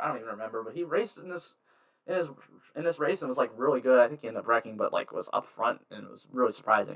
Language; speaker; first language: English; native; English